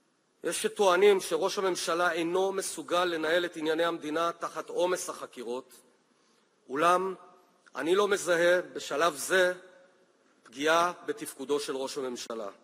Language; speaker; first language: Hebrew; native; Hebrew